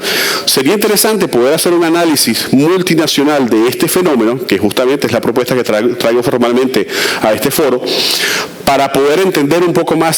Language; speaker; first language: Spanish; native; Spanish